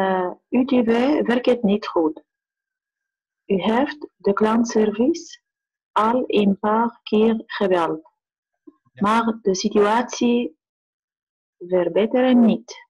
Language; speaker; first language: Dutch; non-native, learner; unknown